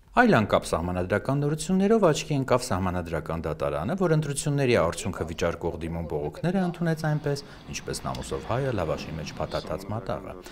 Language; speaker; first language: Armenian; native; Armenian